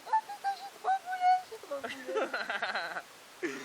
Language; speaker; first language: French; native; French